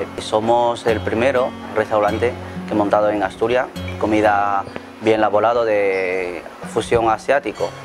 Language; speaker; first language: Spanish; non-native, learner; Chinese